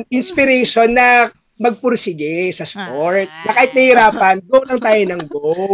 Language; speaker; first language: Filipino; native; Filipino